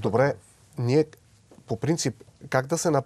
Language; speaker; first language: Bulgarian; native; Bulgarian